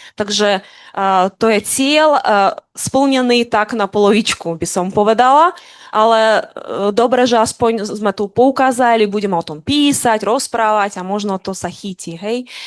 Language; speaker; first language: Slovak; non-native, fluent; Ukrainian